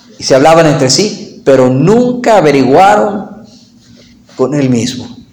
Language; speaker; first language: Spanish; non-native, fluent; English